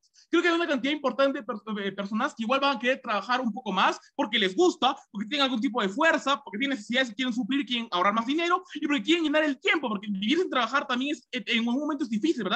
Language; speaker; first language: Spanish; native; Spanish